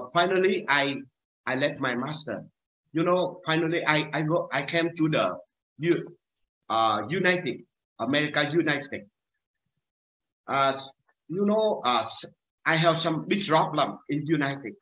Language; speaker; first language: English; non-native, learner; Vietnamese